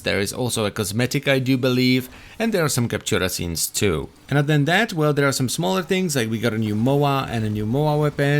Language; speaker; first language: English; non-native, fluent; Czech